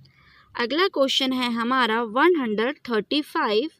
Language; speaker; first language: Hindi; native; Hindi